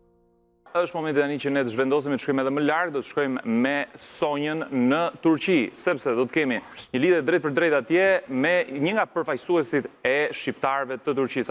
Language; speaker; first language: Albanian; native; Albanian